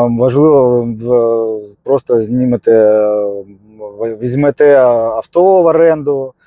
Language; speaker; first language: Ukrainian; non-native, local second language; Russian